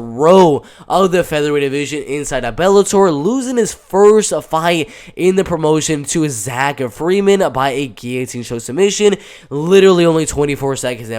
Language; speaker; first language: English; native; English